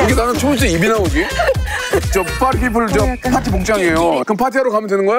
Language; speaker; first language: Korean; native; Korean